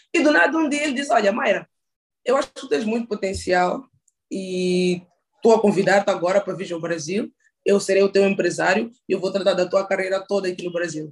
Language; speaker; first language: Portuguese; native; Portuguese